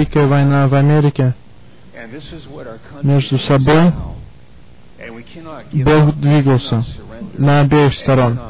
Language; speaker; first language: Russian; early bilingual, heritage; Russian